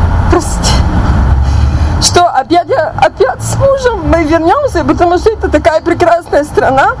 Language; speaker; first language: Russian; non-native, learner; Bulgarian